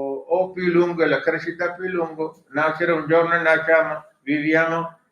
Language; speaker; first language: Italian; non-native, learner; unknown